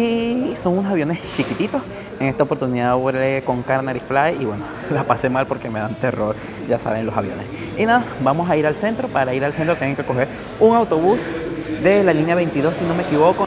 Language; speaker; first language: Spanish; native; Spanish